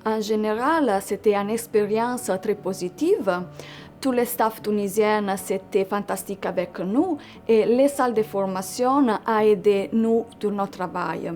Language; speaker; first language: French; non-native, fluent; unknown